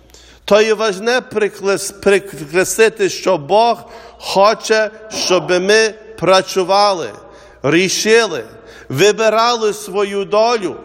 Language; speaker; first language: Ukrainian; early bilingual, heritage; Ukrainian